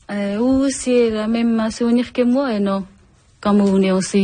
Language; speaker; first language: French; non-native, learner; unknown